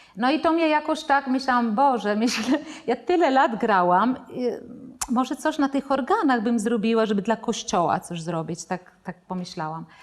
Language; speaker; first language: Polish; non-native, fluent; Italian